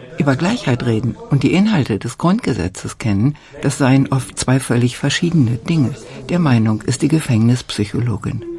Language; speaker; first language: German; native; German